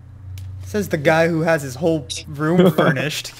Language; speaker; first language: English; native; English